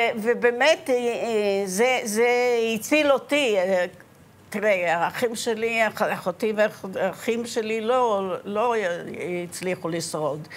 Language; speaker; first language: Hebrew; early bilingual, other home language; Ukrainian